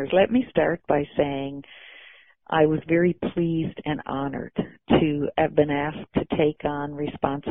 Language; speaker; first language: English; native; English